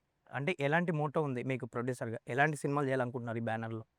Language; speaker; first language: Telugu; native; Telugu